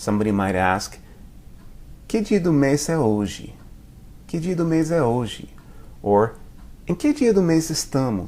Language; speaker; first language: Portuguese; non-native, fluent; English